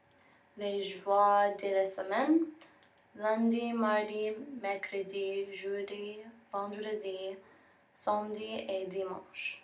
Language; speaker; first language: French; non-native, learner; English